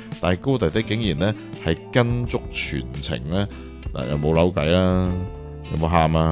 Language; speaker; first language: Cantonese; native; Cantonese